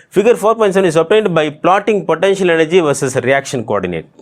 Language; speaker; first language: English; non-native, local second language; Tamil